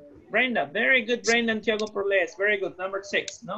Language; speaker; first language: English; non-native, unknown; Spanish